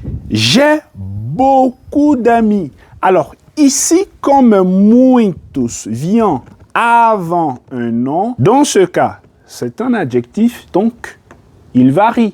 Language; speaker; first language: French; non-native, fluent; Portuguese